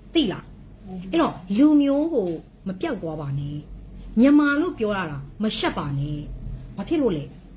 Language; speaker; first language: Burmese; non-native, local second language; S'gaw Karen